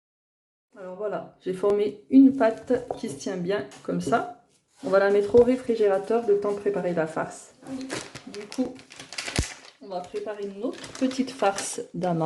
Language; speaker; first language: French; native; French